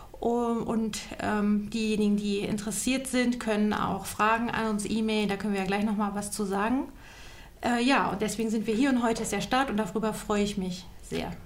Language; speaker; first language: German; native; German